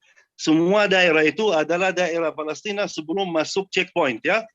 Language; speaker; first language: Indonesian; non-native, learner; Arabic